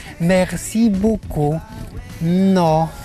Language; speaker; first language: French; non-native, learner; Polish